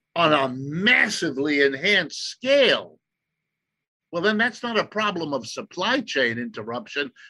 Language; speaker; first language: English; early bilingual, other home language; German